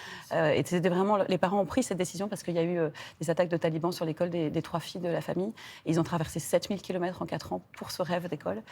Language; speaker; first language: French; native; French